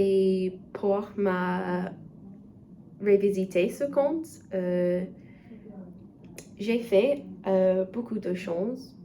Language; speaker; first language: French; non-native, learner; English